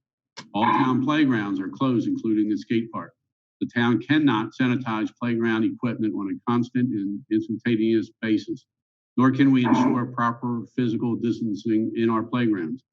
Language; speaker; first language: English; native; English